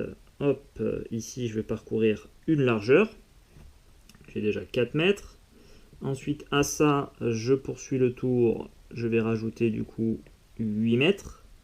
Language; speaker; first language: French; native; French